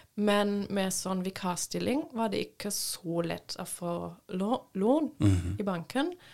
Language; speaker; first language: Norwegian; non-native, fluent; German